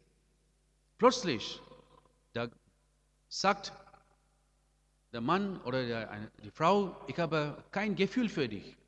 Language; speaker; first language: German; non-native, learner; Amharic